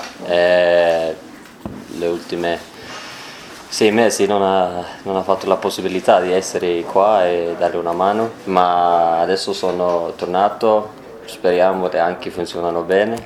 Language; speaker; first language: Italian; non-native, learner; Swedish